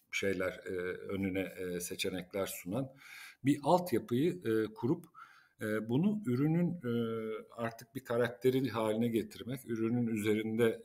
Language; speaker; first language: Turkish; native; Turkish